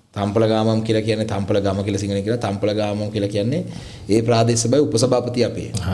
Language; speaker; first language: Sinhala; non-native, local second language; Tamil